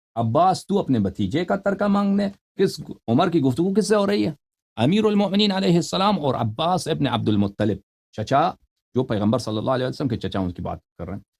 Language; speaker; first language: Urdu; non-native, fluent; Persian